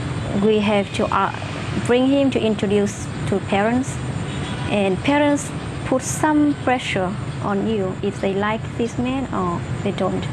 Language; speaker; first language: English; non-native, fluent; Vietnamese